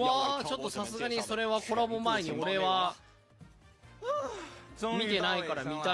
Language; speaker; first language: Japanese; native; Japanese